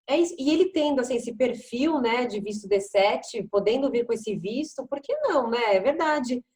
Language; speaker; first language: Portuguese; native; Portuguese